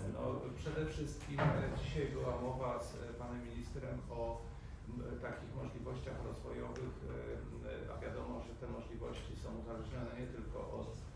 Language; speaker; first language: Polish; native; Polish